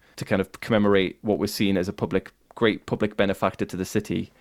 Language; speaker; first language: English; native; English